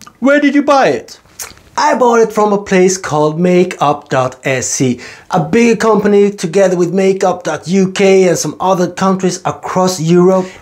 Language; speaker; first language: English; non-native, fluent; Swedish